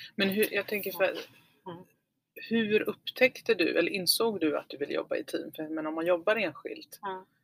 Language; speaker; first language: Swedish; native; Swedish